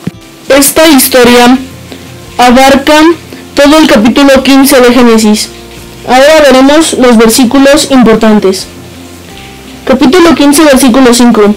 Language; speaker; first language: Spanish; native; Spanish